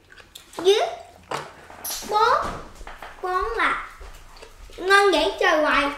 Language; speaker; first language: Vietnamese; early bilingual, heritage; Korean